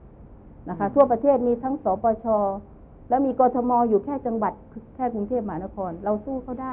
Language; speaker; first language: Thai; native; Thai